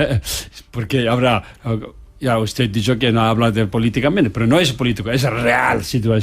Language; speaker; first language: Spanish; non-native, learner; Tibetan